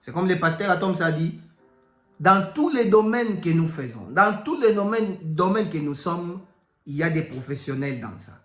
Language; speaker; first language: French; non-native, local second language; Lingala